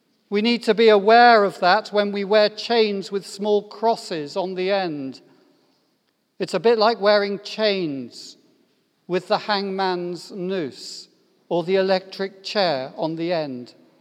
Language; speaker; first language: English; native; English